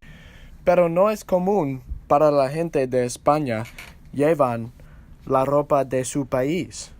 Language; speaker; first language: Spanish; non-native, learner; English